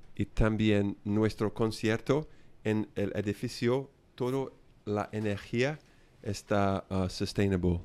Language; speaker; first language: Spanish; non-native, learner; English